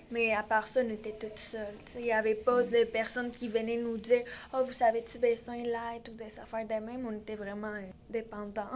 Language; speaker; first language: French; early bilingual, other home language; Spanish